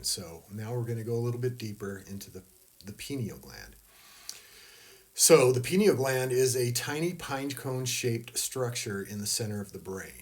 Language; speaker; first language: English; native; English